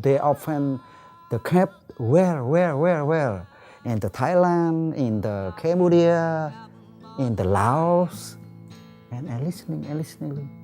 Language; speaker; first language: English; non-native, learner; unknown